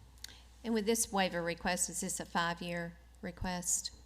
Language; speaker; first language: English; native; English